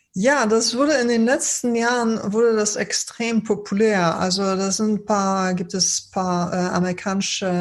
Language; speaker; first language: German; early bilingual, other home language; Polish